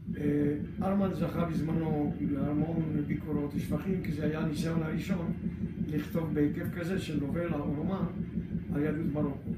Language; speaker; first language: Hebrew; early bilingual, other home language; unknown